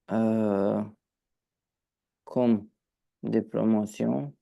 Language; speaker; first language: French; non-native, learner; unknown